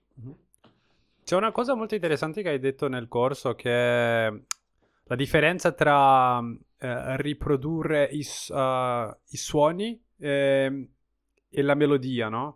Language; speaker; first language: Italian; non-native, fluent; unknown